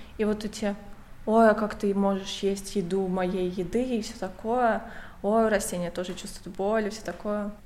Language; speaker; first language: Russian; native; Russian